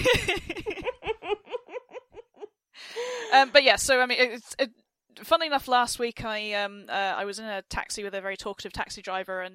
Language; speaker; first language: English; native; English